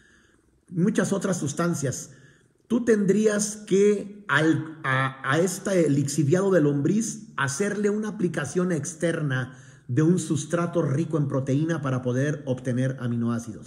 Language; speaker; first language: Spanish; native; Spanish